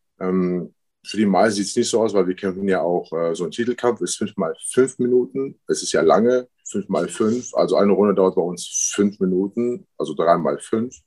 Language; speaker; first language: German; early bilingual, other home language; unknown